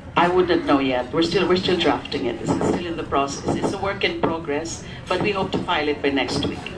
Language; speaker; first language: English; non-native, local second language; Filipino